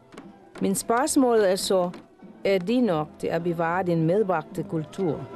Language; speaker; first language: Danish; non-native, fluent; Filipino